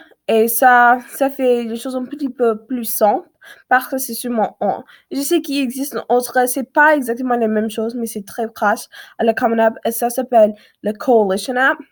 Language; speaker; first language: French; non-native, learner; English